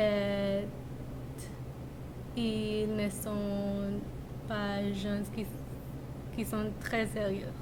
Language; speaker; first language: French; non-native, learner; English